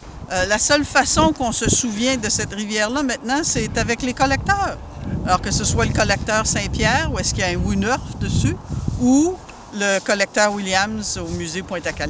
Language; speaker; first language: French; native; French